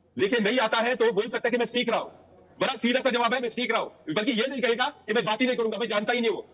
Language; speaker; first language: Hindi; non-native, local second language; Marathi